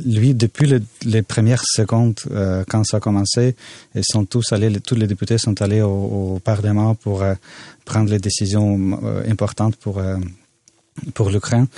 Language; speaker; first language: French; non-native, fluent; Russian